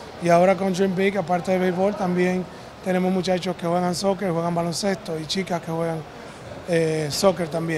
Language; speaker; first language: Spanish; native; Spanish